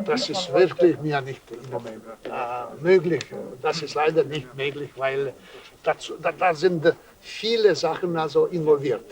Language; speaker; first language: German; non-native, fluent; Serbian